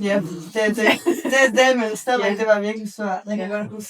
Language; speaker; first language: Danish; non-native, learner; Spanish